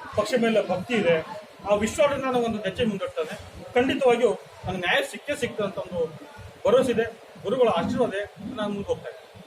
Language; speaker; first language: Kannada; native; Kannada